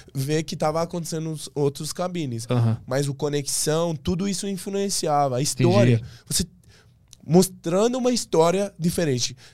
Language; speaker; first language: Portuguese; non-native, fluent; Persian